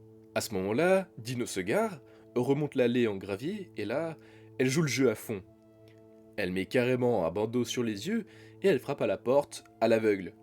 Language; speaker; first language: French; native; French